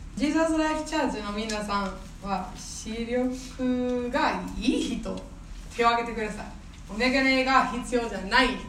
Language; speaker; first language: Japanese; non-native, fluent; English